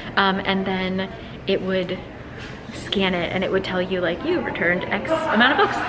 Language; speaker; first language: English; native; English